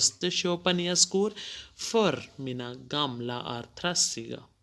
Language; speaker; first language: Swedish; non-native, fluent; Hindi